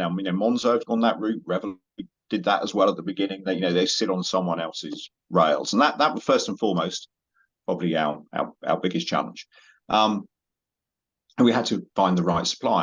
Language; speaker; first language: English; native; English